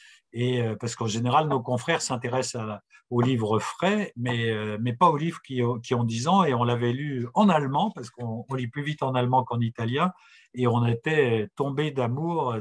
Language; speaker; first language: French; native; French